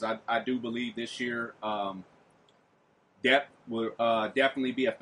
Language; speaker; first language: English; native; English